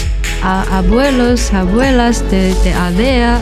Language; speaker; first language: Spanish; non-native, fluent; Chinese